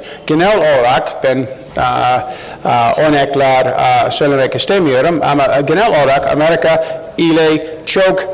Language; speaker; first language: Turkish; non-native, learner; English